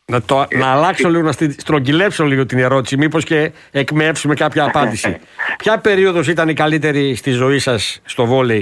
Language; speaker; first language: Greek; native; Greek